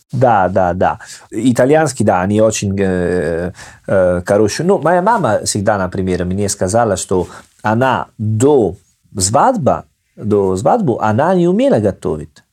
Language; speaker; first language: Russian; non-native, fluent; Italian